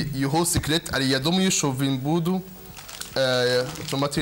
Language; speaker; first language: Ukrainian; non-native, learner; Arabic